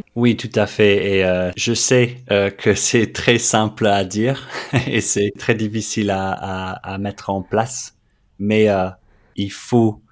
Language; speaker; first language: French; non-native, fluent; English